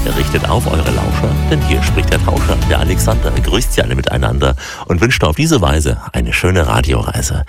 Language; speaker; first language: German; native; German